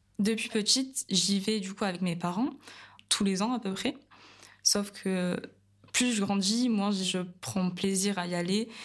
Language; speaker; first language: French; native; French